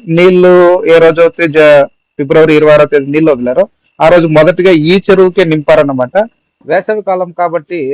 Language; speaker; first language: Telugu; native; Telugu